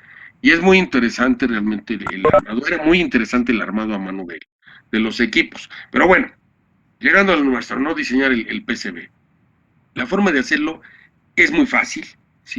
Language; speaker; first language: Spanish; native; Spanish